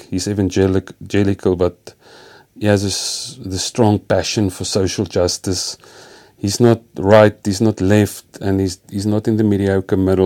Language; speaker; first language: English; non-native, local second language; Afrikaans